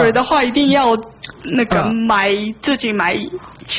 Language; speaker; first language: Chinese; non-native, fluent; Japanese